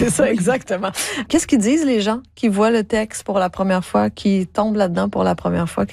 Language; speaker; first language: French; native; French